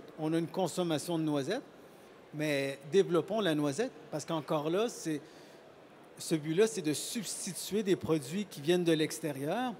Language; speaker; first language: French; native; French